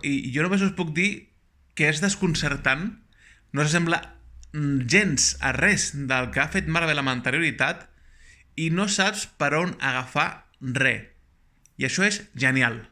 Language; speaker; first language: Catalan; native; Catalan